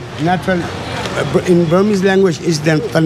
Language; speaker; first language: English; non-native, learner; Burmese